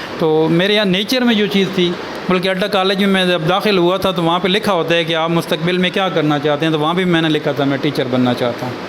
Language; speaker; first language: Urdu; non-native, local second language; Punjabi